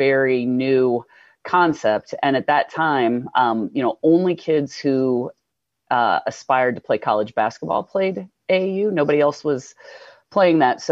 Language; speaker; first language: English; native; English